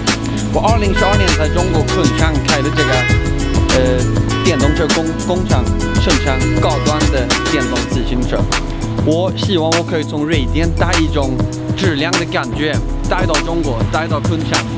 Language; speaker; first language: Chinese; non-native, fluent; Swedish